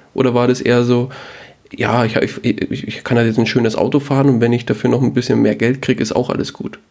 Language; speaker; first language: German; native; German